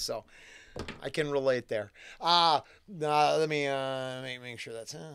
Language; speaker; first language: English; native; English